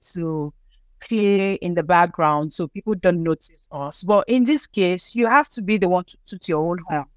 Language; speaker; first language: English; non-native, local second language; Yoruba